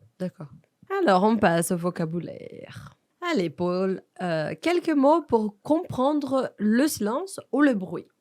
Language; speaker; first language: French; non-native, fluent; Portuguese